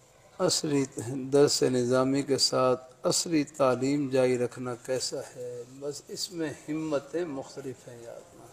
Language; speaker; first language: Urdu; native; Urdu